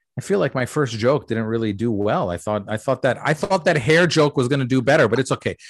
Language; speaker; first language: English; early bilingual, other home language; Arabic